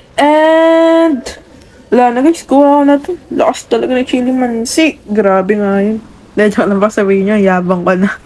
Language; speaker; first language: Filipino; native; Filipino